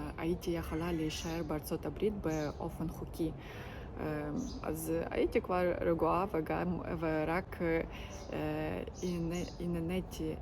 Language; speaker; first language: Hebrew; non-native, learner; Ukrainian